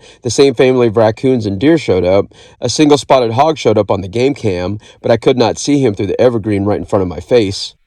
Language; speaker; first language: English; native; English